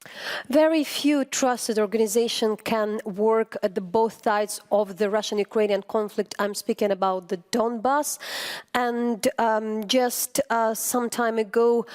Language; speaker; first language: English; non-native, fluent; Ukrainian